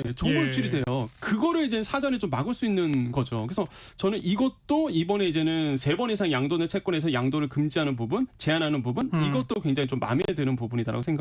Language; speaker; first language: Korean; native; Korean